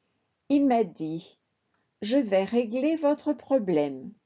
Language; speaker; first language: French; non-native, fluent; Spanish